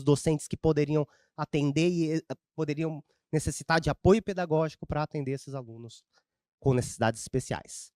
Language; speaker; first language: Portuguese; native; Portuguese